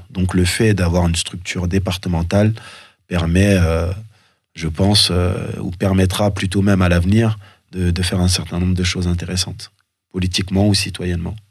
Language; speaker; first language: French; early bilingual, other home language; Soninke